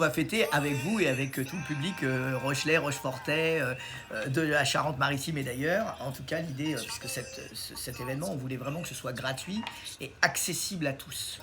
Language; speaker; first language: French; native; French